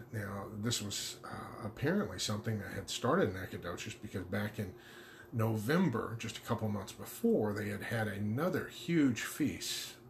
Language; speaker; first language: English; native; English